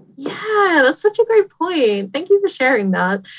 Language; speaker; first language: English; native; English